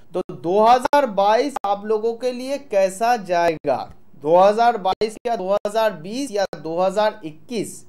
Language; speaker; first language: Hindi; non-native, local second language; Bangla